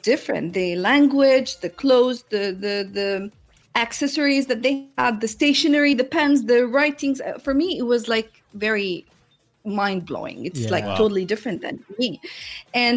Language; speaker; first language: English; non-native, fluent; Arabic